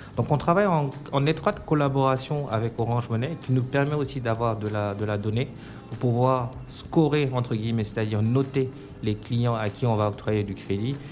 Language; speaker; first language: French; non-native, local second language; Wolof